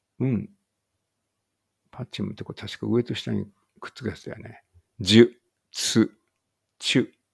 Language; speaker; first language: Japanese; native; Japanese